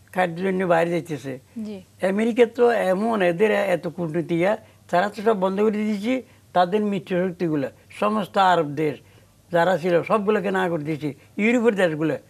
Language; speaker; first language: Bangla; native; Bangla